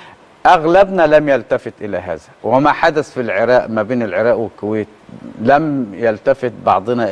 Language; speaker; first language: Arabic; native; Arabic